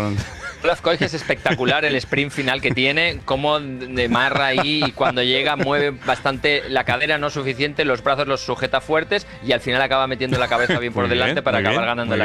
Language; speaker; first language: Spanish; native; Spanish